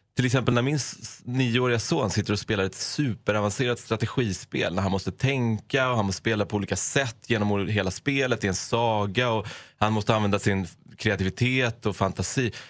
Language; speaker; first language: Swedish; non-native, fluent; Persian